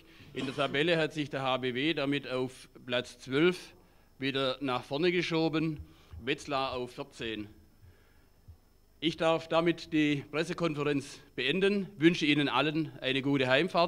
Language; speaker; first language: German; native; German